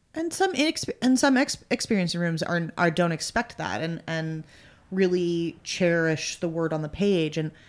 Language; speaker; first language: English; native; English